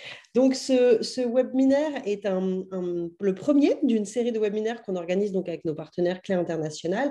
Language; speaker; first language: French; native; French